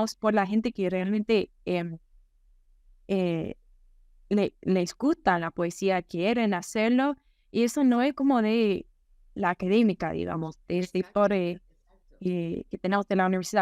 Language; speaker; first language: Spanish; non-native, fluent; English